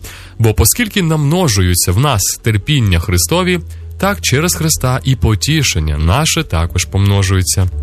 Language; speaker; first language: Ukrainian; native; Ukrainian